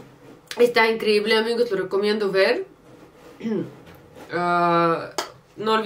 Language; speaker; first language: Spanish; non-native, fluent; Russian